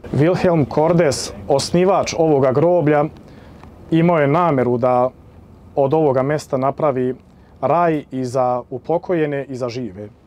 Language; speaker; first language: Croatian; early bilingual, heritage; Serbian